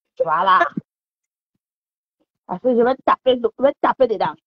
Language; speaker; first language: French; non-native, local second language; Lingala